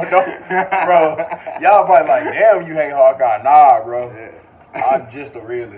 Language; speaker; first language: English; native; English